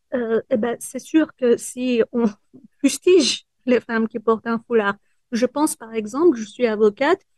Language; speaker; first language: French; early bilingual, other home language; Persian